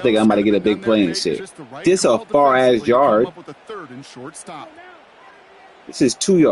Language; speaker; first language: English; native; English